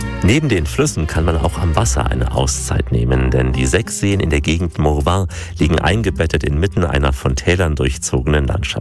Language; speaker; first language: German; native; German